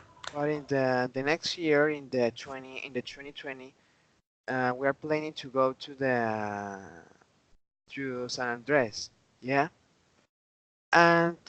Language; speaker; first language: English; non-native, learner; Spanish